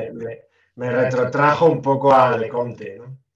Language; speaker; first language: Spanish; native; Spanish